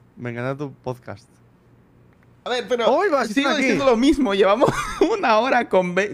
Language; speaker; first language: Spanish; native; Spanish